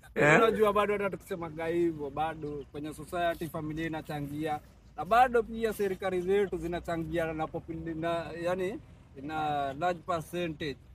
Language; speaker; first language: Swahili; native; Swahili